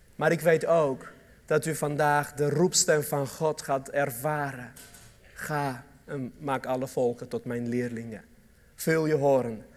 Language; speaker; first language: Dutch; early bilingual, other home language; Armenian